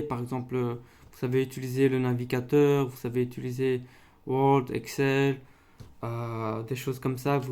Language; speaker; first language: French; non-native, local second language; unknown